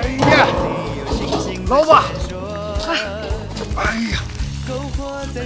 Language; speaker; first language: Chinese; native; Chinese